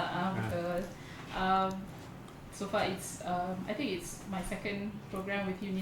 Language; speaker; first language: English; non-native, local second language; Malay